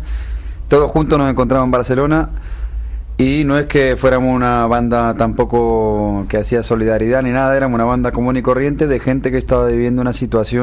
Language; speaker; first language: Spanish; native; Spanish